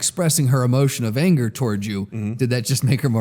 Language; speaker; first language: English; native; English